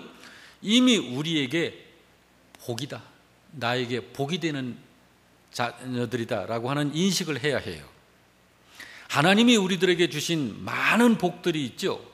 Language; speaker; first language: Korean; native; Korean